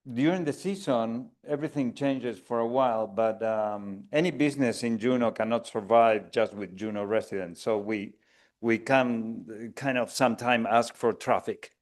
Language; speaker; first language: English; non-native, fluent; Spanish